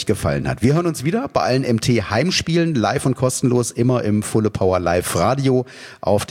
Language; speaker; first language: German; native; German